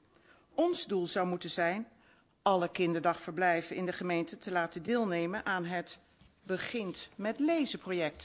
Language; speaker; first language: Dutch; native; Dutch